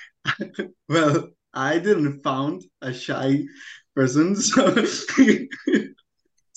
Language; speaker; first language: English; non-native, fluent; Spanish